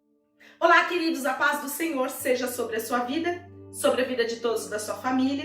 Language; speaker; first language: Portuguese; native; Portuguese